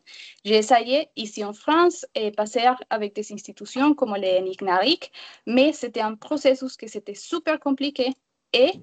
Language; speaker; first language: French; non-native, learner; Spanish